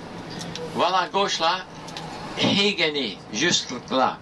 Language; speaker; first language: French; non-native, learner; English